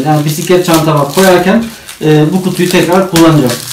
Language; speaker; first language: Turkish; native; Turkish